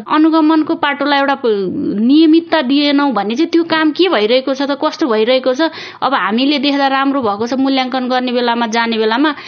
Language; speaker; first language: Nepali; native; Nepali